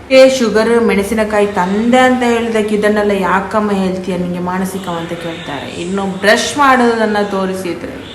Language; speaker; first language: Kannada; non-native, local second language; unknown